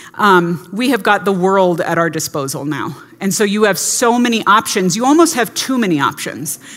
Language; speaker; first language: English; native; English